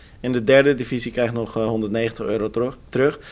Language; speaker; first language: Dutch; native; Dutch